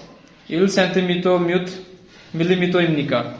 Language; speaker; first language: Korean; non-native, fluent; Punjabi